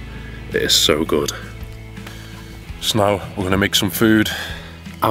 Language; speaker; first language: English; native; English